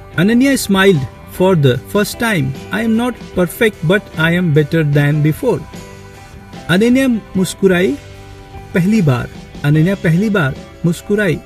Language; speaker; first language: Hindi; native; Hindi